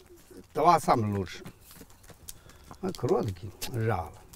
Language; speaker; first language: Russian; non-native, learner; Chinese